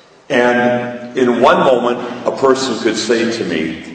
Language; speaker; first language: English; native; English